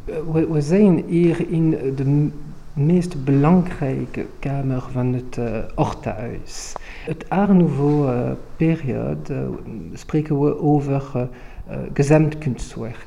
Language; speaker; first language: Dutch; non-native, local second language; French